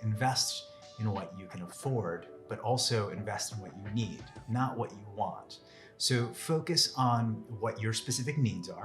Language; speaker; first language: English; native; English